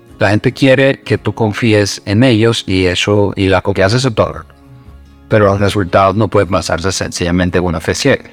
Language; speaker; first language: Spanish; non-native, fluent; English